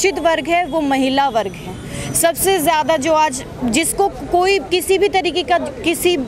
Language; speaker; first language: Hindi; native; Hindi